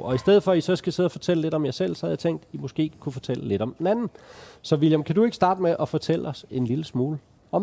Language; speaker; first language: Danish; native; Danish